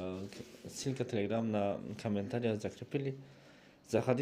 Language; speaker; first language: Russian; non-native, learner; Uzbek